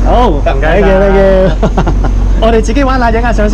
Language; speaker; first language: Chinese; native; Chinese